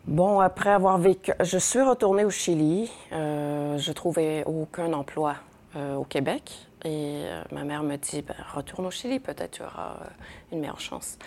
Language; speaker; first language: French; early bilingual, other home language; Spanish